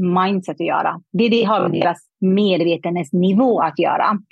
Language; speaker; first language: Swedish; non-native, fluent; Persian